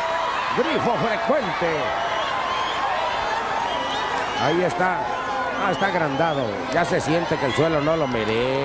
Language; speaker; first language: Spanish; native; Spanish